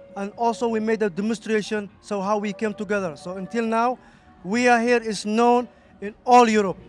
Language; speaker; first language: English; non-native, fluent; Somali